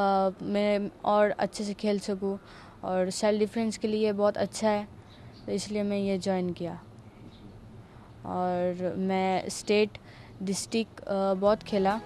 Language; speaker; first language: Hindi; non-native, local second language; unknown